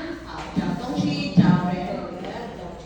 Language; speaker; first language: Chinese; non-native, fluent; Filipino